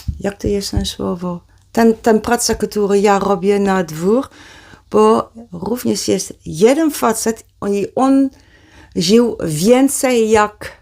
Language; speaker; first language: Polish; non-native, learner; Dutch